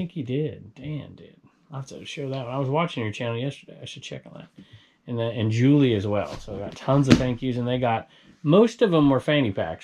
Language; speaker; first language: English; native; English